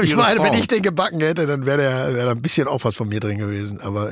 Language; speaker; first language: German; native; German